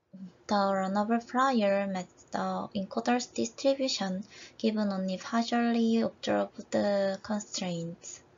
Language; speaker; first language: English; non-native, fluent; Korean